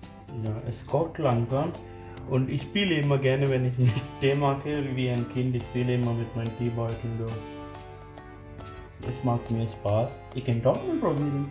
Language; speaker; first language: German; non-native, fluent; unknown